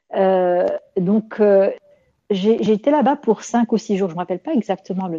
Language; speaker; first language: French; non-native, local second language; Arabic